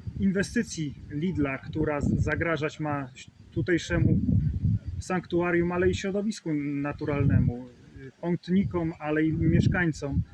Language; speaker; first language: Polish; native; Polish